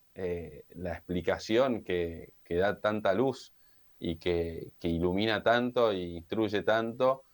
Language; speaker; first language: Spanish; native; Spanish